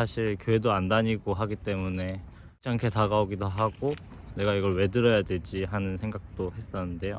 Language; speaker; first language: Korean; native; Korean